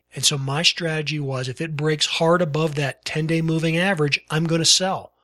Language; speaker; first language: English; native; English